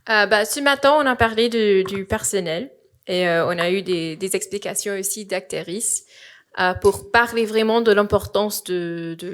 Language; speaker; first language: French; non-native, fluent; English